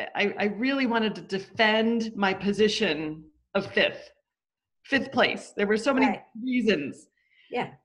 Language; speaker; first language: English; native; English